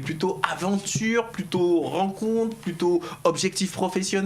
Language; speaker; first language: French; native; French